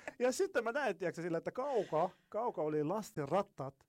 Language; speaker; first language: Finnish; non-native, learner; Arabic